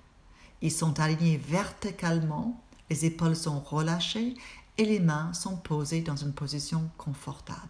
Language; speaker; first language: French; non-native, fluent; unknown